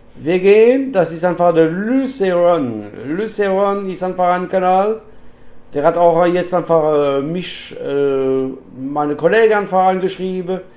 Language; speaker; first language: German; non-native, learner; French